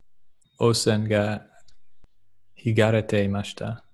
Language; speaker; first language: Japanese; non-native, learner; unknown